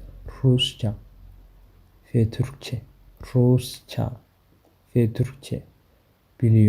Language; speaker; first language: Turkish; non-native, fluent; Somali